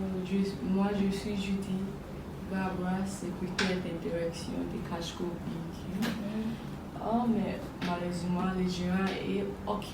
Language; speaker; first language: French; non-native, learner; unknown